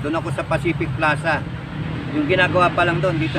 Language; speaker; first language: Filipino; native; Filipino